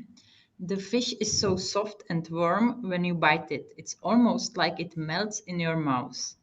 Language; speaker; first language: English; non-native, fluent; Hungarian